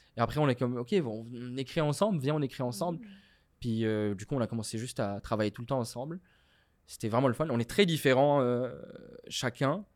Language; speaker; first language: French; non-native, local second language; Arabic